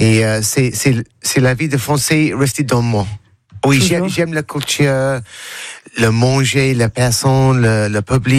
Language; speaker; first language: French; non-native, learner; English